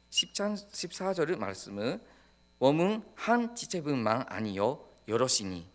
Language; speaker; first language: Korean; non-native, fluent; Japanese